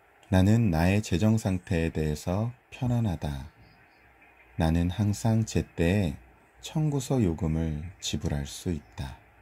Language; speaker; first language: Korean; native; Korean